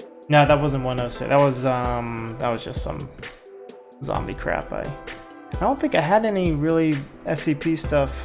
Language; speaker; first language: English; native; English